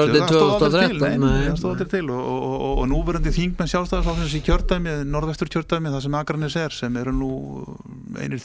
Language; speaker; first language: Icelandic; native; Icelandic